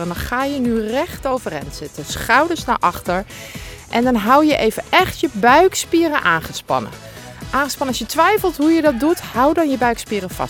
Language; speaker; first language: Dutch; native; Dutch